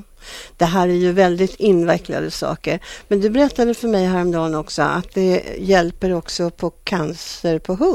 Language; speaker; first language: Swedish; native; Swedish